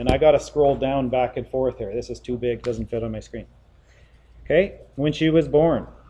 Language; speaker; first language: English; native; English